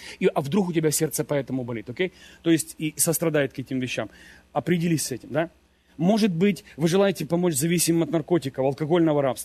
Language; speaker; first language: Russian; native; Russian